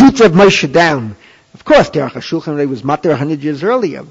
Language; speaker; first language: English; native; English